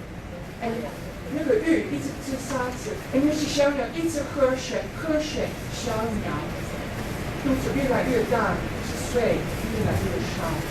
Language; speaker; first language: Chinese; non-native, fluent; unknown